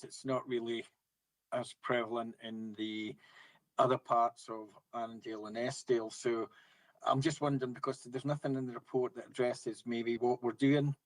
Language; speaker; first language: English; native; English